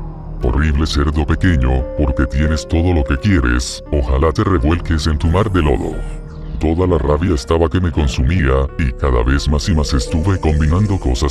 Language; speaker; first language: Spanish; native; Spanish